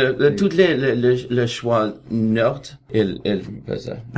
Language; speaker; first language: French; non-native, learner; Russian